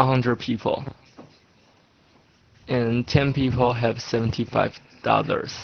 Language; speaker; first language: English; non-native, learner; Chinese